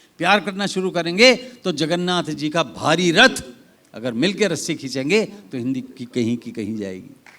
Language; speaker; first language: Hindi; native; Hindi